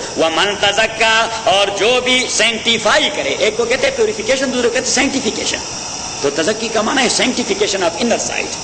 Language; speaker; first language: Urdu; non-native, local second language; Pashto